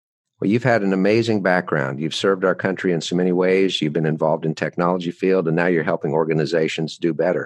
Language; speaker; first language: English; native; English